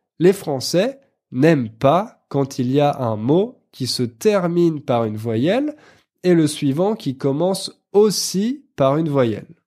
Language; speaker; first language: French; native; French